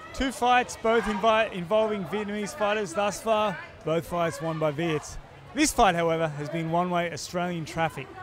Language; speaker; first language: English; native; English